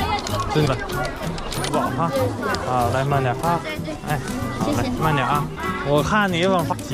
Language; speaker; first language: Chinese; native; Chinese